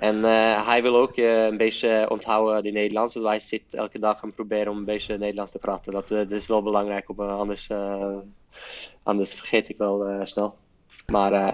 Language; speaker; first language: Dutch; non-native, fluent; Norwegian